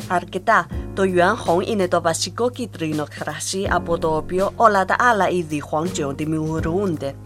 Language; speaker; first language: Greek; non-native, fluent; Chinese